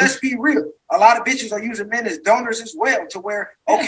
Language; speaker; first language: English; native; English